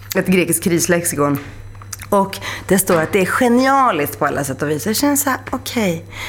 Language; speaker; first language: Swedish; early bilingual, other home language; Greek